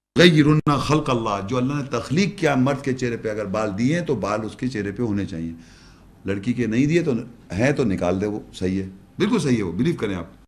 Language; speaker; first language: Urdu; native; Urdu